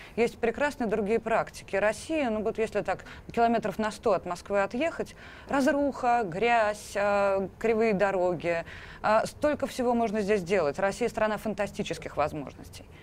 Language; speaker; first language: Russian; native; Russian